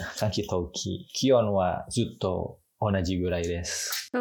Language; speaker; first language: Japanese; non-native, fluent; Indonesian